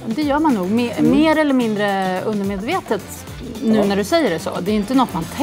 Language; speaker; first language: Swedish; native; Swedish